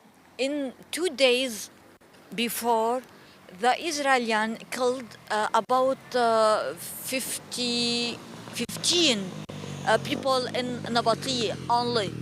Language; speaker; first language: English; non-native, learner; Arabic